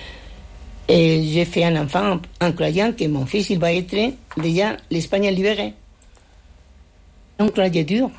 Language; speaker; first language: French; non-native, fluent; Spanish